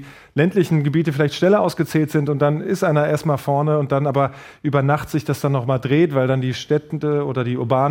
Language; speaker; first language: German; native; German